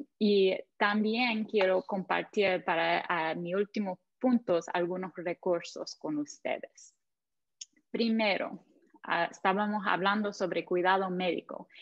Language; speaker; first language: Spanish; non-native, fluent; English